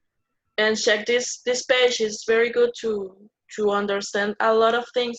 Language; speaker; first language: English; non-native, learner; Spanish